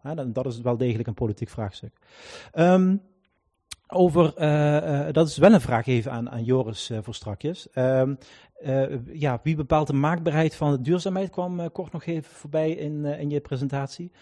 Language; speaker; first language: Dutch; native; Dutch